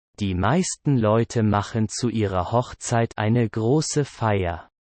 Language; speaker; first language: German; non-native, learner; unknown